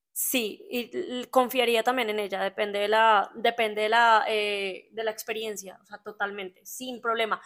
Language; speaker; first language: Spanish; native; Spanish